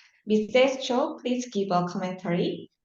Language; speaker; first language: English; non-native, learner; Korean